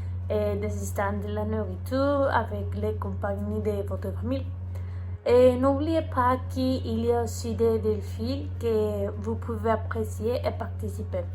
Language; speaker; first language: French; non-native, learner; Spanish